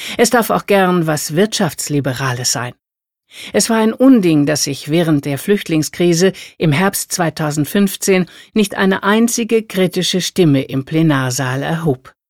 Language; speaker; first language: German; native; German